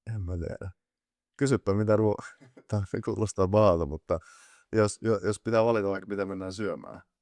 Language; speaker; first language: Finnish; early bilingual, other home language; Persian